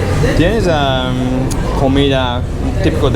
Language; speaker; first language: Spanish; non-native, learner; English